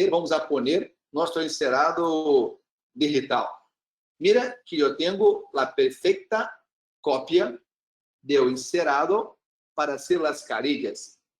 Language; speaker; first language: Spanish; non-native, learner; Portuguese